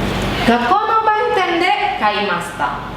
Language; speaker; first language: Japanese; non-native, fluent; Indonesian